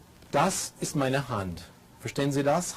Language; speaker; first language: German; non-native, fluent; English